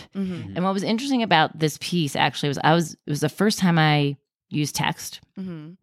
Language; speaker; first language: English; native; English